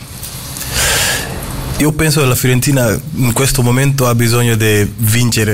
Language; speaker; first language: Italian; non-native, learner; Portuguese